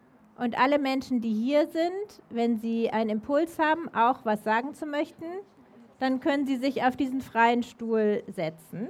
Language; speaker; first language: German; native; German